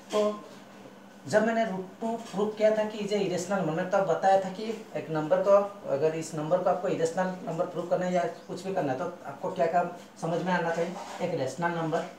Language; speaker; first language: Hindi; non-native, local second language; Bangla